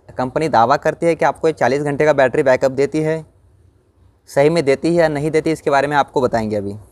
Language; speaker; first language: Hindi; non-native, local second language; Marathi